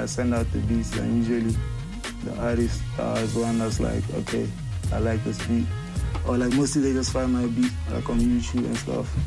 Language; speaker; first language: English; non-native, local second language; Tswana